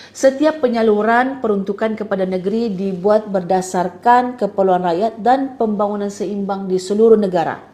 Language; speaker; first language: Malay; native; Malay